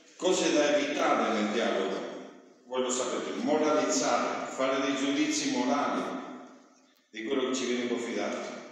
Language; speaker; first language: Italian; non-native, fluent; Spanish